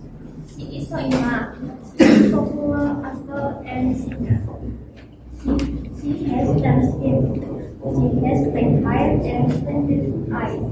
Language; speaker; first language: English; non-native, learner; Indonesian